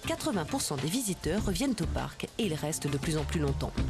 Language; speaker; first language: French; native; French